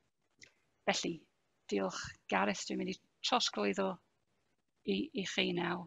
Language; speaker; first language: Welsh; non-native, fluent; English